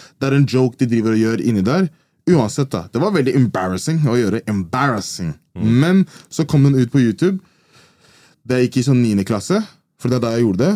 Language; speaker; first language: Norwegian; early bilingual, other home language; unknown